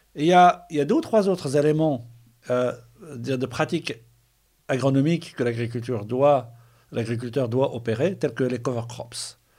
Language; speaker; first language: French; non-native, local second language; Arabic